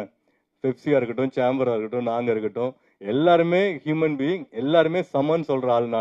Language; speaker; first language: Tamil; native; Tamil